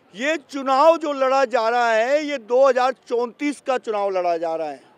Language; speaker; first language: Hindi; native; Hindi